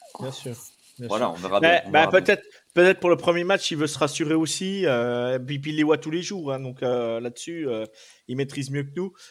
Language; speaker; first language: French; native; French